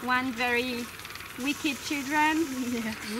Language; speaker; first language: English; non-native, fluent; French